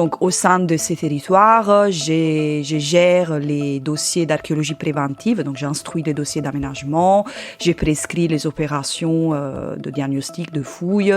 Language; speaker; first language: French; native; French